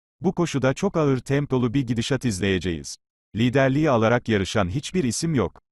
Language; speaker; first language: Turkish; native; Turkish